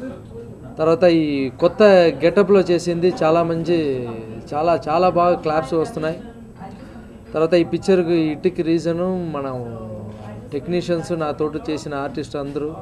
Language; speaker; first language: Telugu; non-native, fluent; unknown